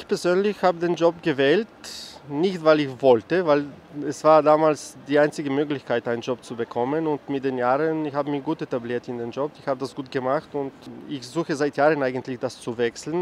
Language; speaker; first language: German; non-native, fluent; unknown